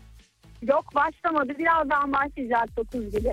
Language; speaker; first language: Turkish; early bilingual, other home language; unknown